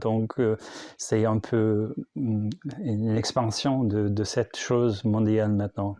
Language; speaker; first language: French; non-native, learner; English